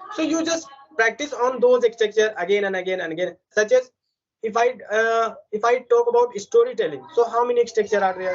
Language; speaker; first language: English; non-native, local second language; Hindi